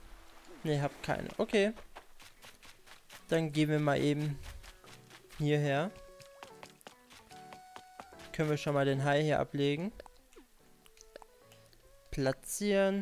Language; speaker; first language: German; native; German